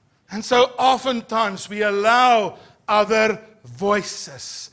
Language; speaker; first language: English; non-native, local second language; Afrikaans